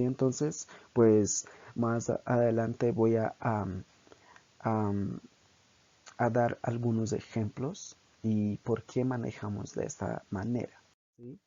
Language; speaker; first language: Spanish; non-native, local second language; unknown